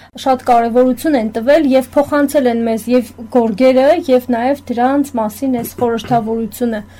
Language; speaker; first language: Armenian; native; Armenian